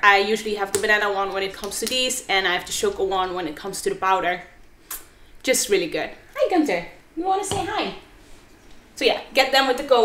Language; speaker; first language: English; non-native, fluent; Dutch